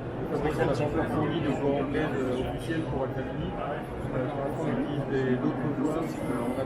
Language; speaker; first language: French; native; French